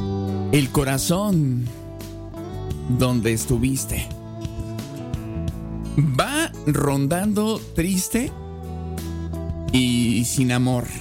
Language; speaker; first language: Spanish; native; Spanish